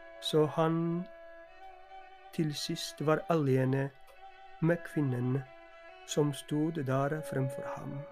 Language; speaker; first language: Norwegian; non-native, fluent; Polish